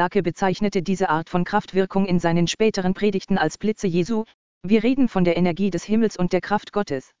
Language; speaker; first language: German; native; German